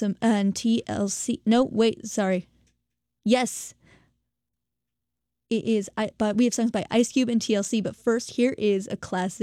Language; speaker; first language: English; native; English